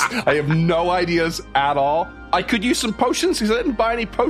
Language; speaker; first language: English; native; English